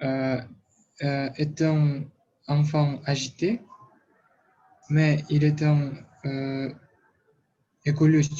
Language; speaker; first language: French; non-native, learner; Russian